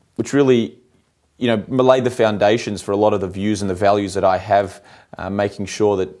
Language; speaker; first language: English; native; English